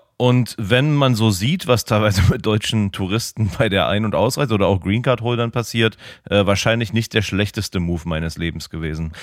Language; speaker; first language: German; native; German